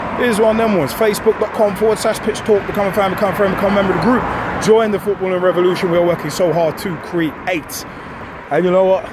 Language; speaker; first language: English; native; English